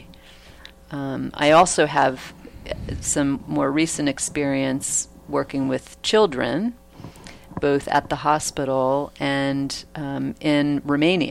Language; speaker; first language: English; native; English